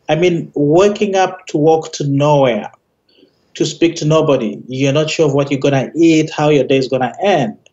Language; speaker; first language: English; non-native, local second language; Ganda